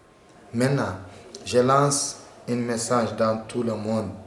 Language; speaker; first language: French; non-native, learner; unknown